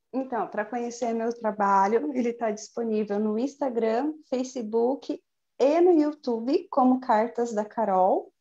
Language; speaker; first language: Portuguese; native; Portuguese